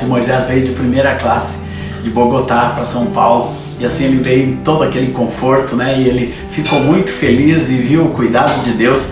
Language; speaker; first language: Portuguese; native; Portuguese